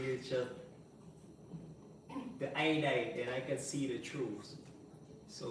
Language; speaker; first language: English; non-native, learner; Vietnamese